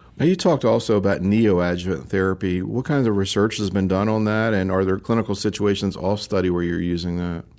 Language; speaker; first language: English; native; English